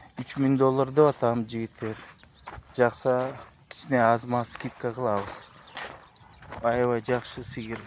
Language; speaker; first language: Kyrgyz; non-native, local second language; Uzbek